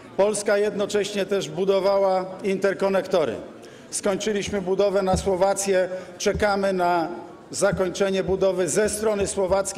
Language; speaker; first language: Polish; native; Polish